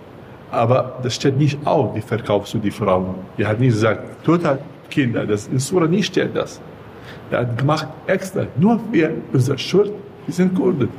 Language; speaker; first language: German; non-native, learner; Kurdish